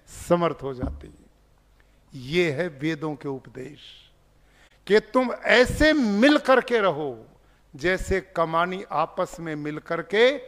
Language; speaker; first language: Hindi; native; Hindi